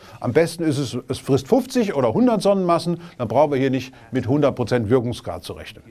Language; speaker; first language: German; native; German